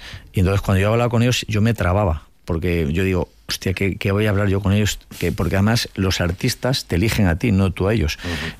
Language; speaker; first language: Spanish; native; Spanish